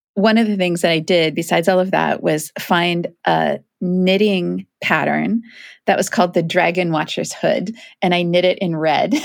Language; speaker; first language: English; native; English